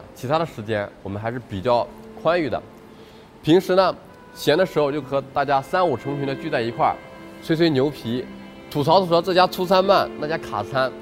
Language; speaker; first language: Chinese; native; Chinese